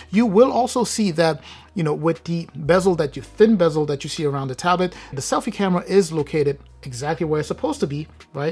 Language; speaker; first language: English; native; English